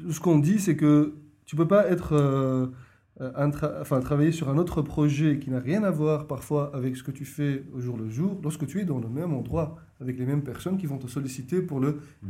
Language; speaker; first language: French; non-native, local second language; Arabic